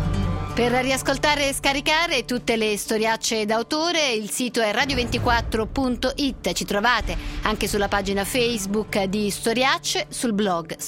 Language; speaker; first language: Italian; native; Italian